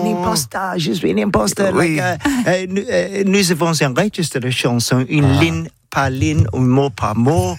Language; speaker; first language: French; non-native, learner; English